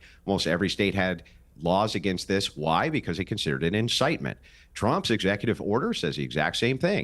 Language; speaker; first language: English; native; English